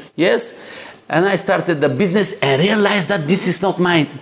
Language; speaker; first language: English; non-native, learner; Bulgarian